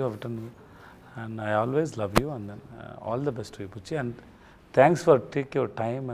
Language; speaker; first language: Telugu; non-native, local second language; Tamil